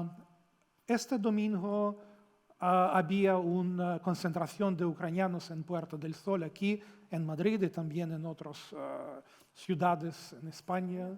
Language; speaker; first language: Spanish; non-native, fluent; Ukrainian